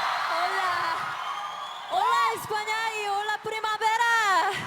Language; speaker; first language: Spanish; non-native, learner; Korean